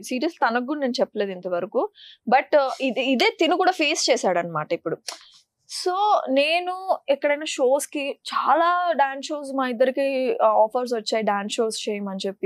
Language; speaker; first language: Telugu; native; Telugu